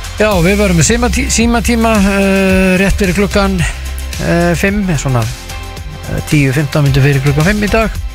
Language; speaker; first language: Icelandic; native; Icelandic